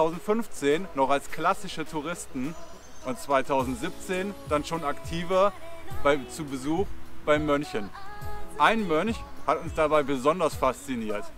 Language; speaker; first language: German; native; German